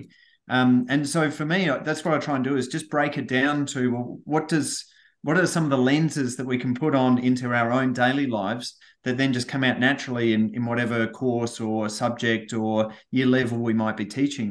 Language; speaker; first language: English; native; English